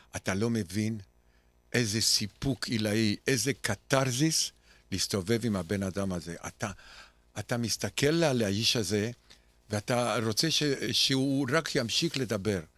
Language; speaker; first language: Hebrew; non-native, fluent; Romanian